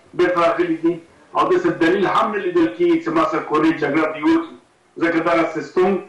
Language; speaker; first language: Pashto; native; Pashto